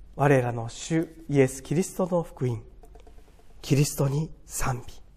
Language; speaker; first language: Japanese; native; Japanese